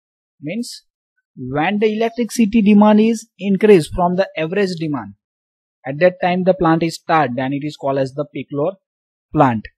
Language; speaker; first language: English; non-native, local second language; Gujarati